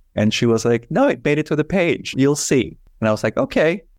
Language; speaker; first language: English; non-native, local second language; Filipino